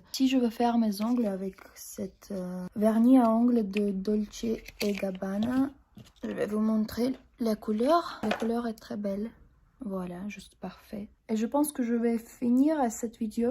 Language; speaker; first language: French; non-native, fluent; Russian